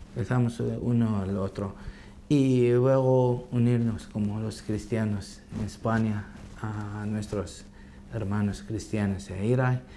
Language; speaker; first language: Spanish; non-native, learner; Arabic